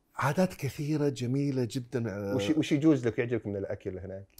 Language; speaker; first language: Arabic; non-native, fluent; Chinese